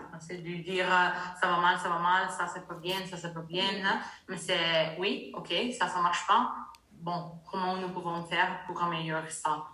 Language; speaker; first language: French; non-native, learner; Italian